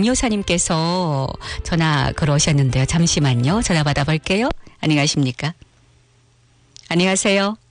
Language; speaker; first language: Korean; early bilingual, heritage; Korean